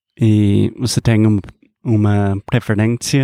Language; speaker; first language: Portuguese; non-native, fluent; English